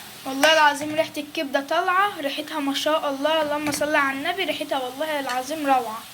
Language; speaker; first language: Arabic; native; Arabic